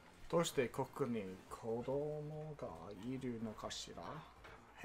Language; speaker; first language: Japanese; non-native, learner; English